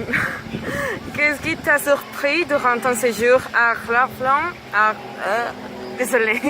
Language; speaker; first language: French; non-native, learner; Spanish